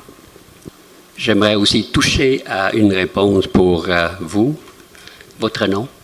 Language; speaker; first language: French; non-native, fluent; Vietnamese